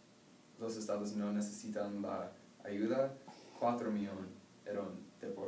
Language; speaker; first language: Spanish; non-native, learner; English